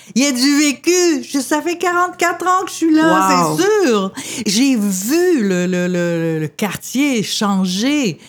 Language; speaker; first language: French; native; French